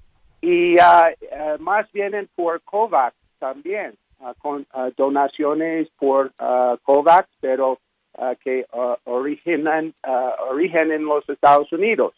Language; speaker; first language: Spanish; non-native, fluent; English